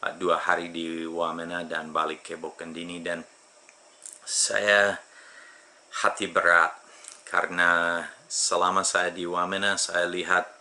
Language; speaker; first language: Indonesian; non-native, fluent; English